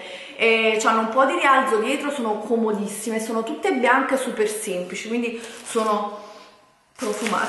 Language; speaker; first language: Italian; native; Italian